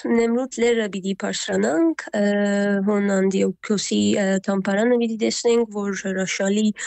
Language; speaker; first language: Armenian; early bilingual, heritage; Armenian